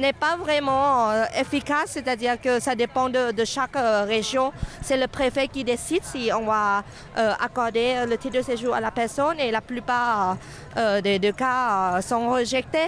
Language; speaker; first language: French; non-native, fluent; Thai